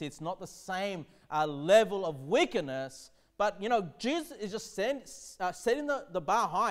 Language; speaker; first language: English; native; English